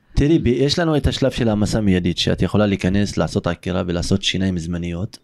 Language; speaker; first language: Hebrew; non-native, local second language; Arabic